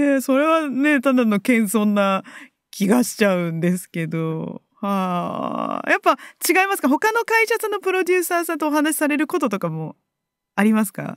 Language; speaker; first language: Japanese; native; Japanese